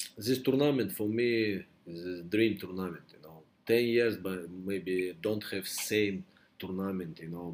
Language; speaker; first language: English; non-native, learner; Russian